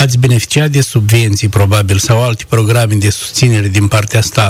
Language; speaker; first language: Romanian; native; Romanian